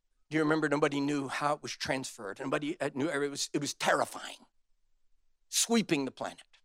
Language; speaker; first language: English; native; English